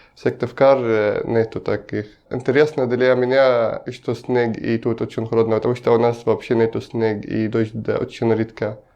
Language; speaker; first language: Russian; non-native, learner; Arabic